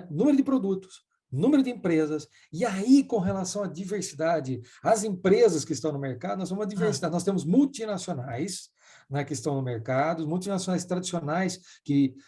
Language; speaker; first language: Portuguese; native; Portuguese